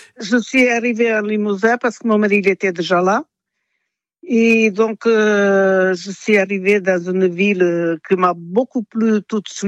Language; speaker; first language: French; non-native, fluent; Portuguese